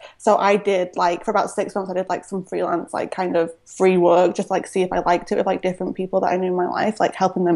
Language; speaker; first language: English; native; English